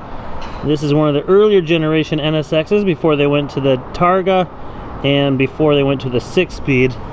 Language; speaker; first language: English; native; English